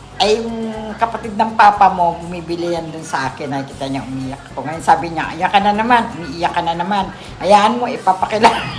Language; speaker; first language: Filipino; native; Filipino